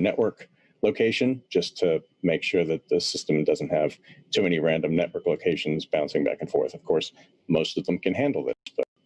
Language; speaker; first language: English; native; English